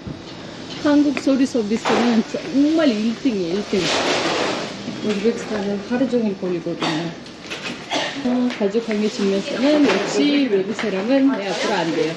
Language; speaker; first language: Korean; non-native, fluent; Uzbek